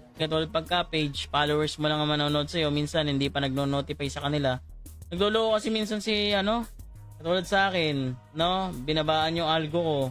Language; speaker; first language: Filipino; non-native, local second language; Cebuano